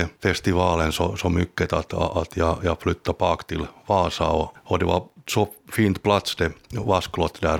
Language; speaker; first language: Swedish; non-native, local second language; Finnish